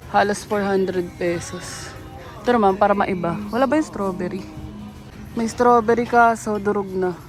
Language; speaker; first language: Filipino; native; Filipino